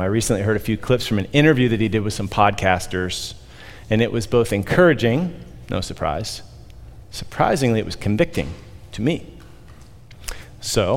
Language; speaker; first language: English; native; English